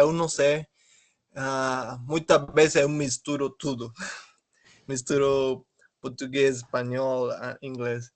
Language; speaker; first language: Portuguese; non-native, learner; Spanish